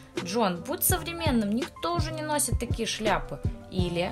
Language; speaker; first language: Russian; native; Russian